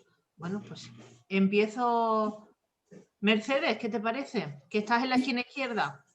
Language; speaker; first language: Spanish; native; Spanish